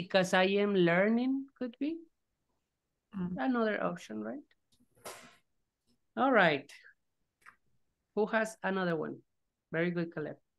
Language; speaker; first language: English; non-native, fluent; Spanish